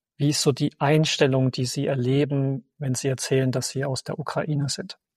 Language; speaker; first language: German; native; German